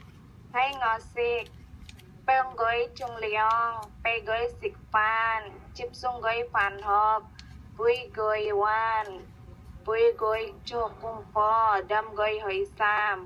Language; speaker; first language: Cantonese; non-native, learner; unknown